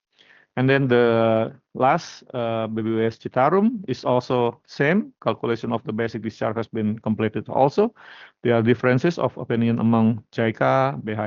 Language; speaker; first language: English; non-native, learner; Indonesian